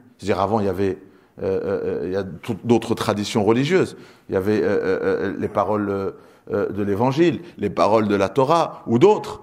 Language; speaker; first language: French; native; French